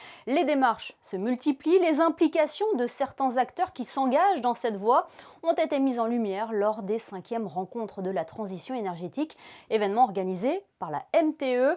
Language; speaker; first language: French; native; French